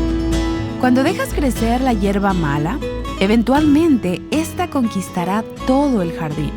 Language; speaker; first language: Spanish; native; Spanish